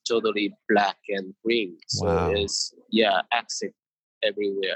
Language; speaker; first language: English; non-native, fluent; Min Nan Chinese